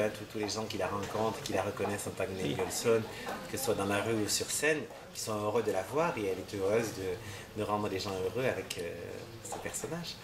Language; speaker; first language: French; native; French